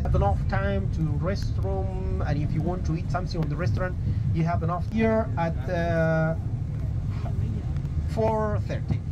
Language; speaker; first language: English; non-native, learner; Spanish